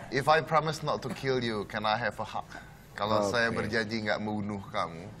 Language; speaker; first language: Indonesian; native; Indonesian